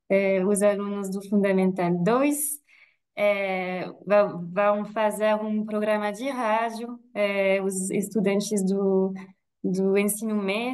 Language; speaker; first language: Portuguese; non-native, fluent; French